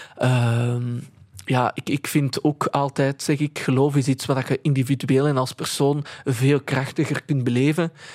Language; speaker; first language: Dutch; early bilingual, other home language; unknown